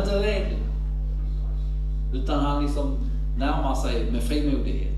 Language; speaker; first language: Swedish; native; Swedish